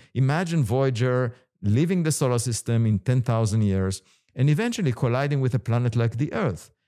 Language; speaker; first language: English; non-native, fluent; Hebrew